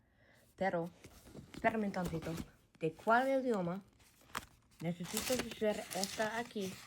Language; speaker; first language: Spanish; non-native, learner; English